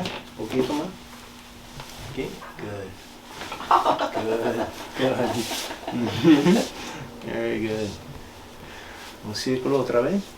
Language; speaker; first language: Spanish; early bilingual, heritage; Spanish